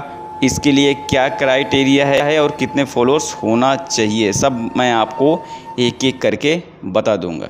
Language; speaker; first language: Hindi; native; Hindi